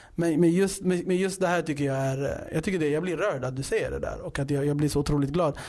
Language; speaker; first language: Swedish; early bilingual, other home language; Amharic